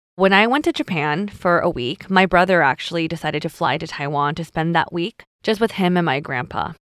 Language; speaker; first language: English; early bilingual, other home language; Chinese